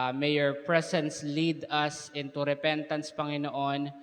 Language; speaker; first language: English; non-native, local second language; Filipino